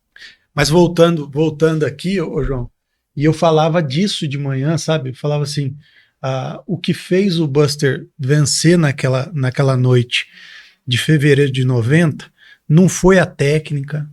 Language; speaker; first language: Portuguese; native; Portuguese